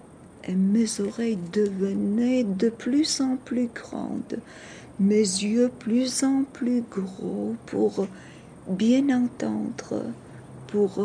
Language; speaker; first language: French; non-native, fluent; Georgian